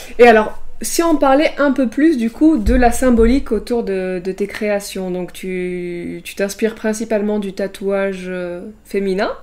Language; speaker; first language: French; native; French